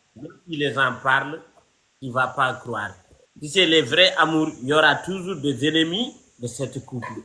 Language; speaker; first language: French; non-native, local second language; Fula